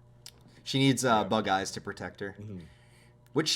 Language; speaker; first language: English; native; English